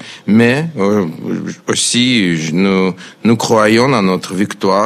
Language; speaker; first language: French; non-native, fluent; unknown